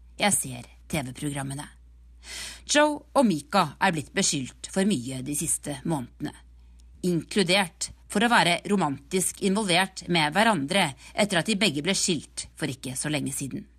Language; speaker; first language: Norwegian; native; Norwegian